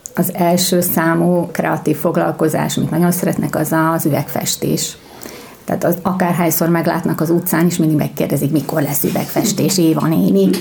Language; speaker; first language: Hungarian; native; Hungarian